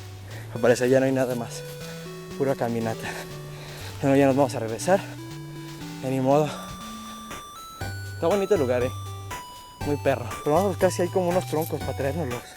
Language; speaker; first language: Spanish; native; Spanish